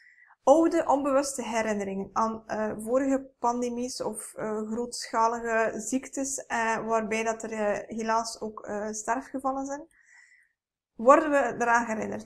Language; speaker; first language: Dutch; native; Dutch